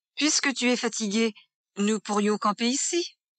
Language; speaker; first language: French; native; French